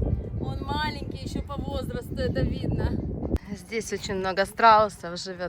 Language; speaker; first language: Russian; native; Russian